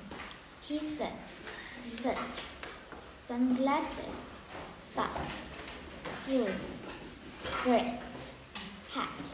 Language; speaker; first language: English; non-native, learner; Vietnamese